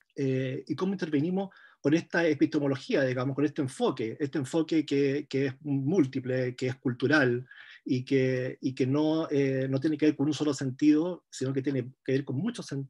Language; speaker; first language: Spanish; native; Spanish